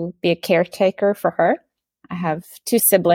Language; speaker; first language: English; non-native, fluent; Norwegian